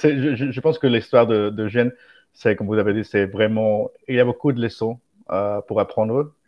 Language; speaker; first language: French; non-native, fluent; Spanish